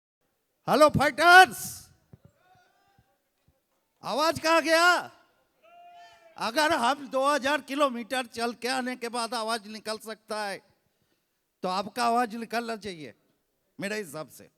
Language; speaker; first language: Hindi; non-native, local second language; Bangla